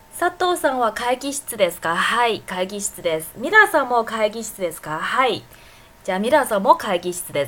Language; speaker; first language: Japanese; non-native, fluent; Chinese